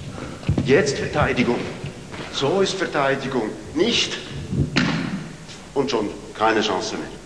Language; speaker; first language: German; non-native, fluent; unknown